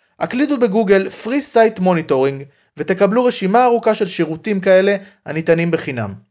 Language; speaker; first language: Hebrew; native; Hebrew